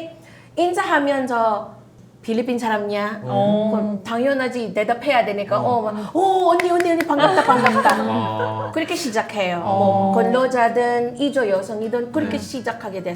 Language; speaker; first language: Korean; non-native, fluent; Filipino